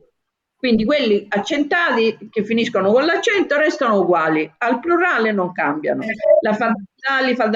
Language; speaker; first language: Italian; native; Italian